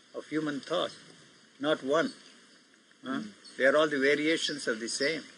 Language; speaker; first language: English; non-native, local second language; Telugu